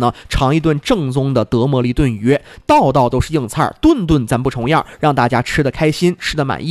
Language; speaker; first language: Chinese; native; Chinese